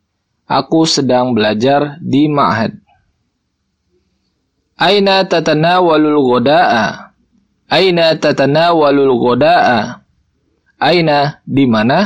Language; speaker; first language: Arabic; non-native, fluent; Indonesian